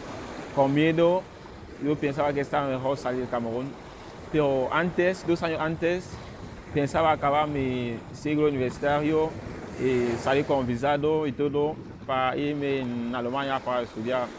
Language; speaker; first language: Spanish; non-native, fluent; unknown